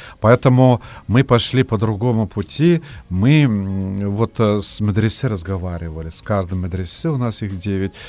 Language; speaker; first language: Russian; non-native, local second language; Tatar